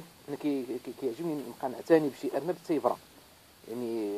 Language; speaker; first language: Arabic; native; Arabic